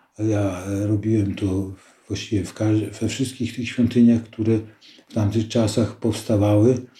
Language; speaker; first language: Polish; native; Polish